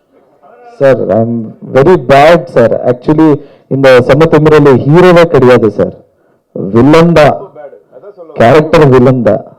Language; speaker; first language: Tamil; non-native, learner; Kannada